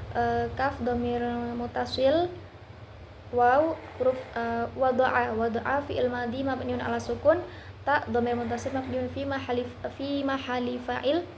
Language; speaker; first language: Arabic; non-native, learner; Indonesian